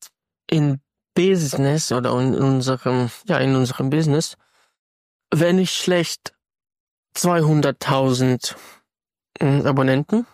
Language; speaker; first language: German; non-native, fluent; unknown